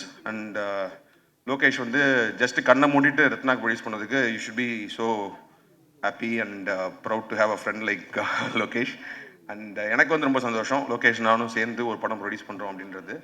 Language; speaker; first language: Tamil; native; Tamil